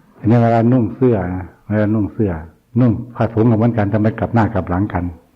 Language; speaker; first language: Thai; non-native, local second language; Northeastern Thai